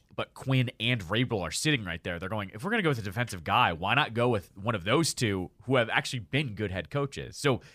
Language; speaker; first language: English; native; English